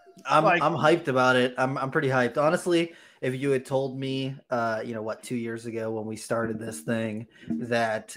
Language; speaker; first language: English; native; English